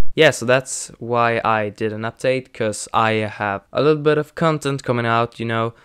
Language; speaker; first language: English; non-native, fluent; Swedish